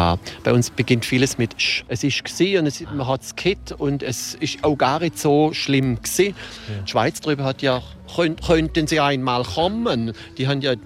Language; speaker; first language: German; native; German